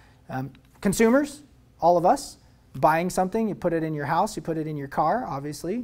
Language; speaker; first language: English; native; English